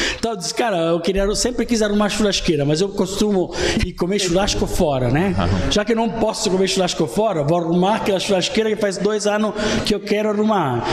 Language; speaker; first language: Portuguese; non-native, fluent; Italian